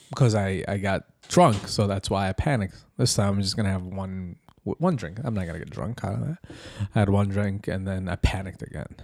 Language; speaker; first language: English; early bilingual, other home language; Arabic